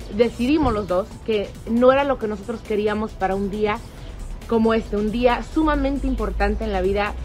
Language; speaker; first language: Spanish; early bilingual, heritage; Spanish